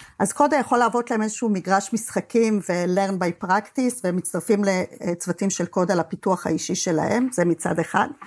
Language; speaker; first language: Hebrew; native; Hebrew